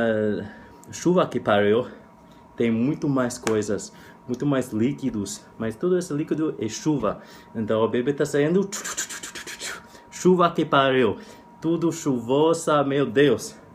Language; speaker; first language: Portuguese; non-native, learner; English